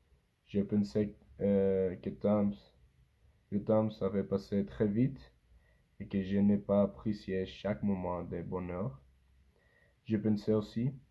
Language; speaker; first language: French; non-native, learner; Spanish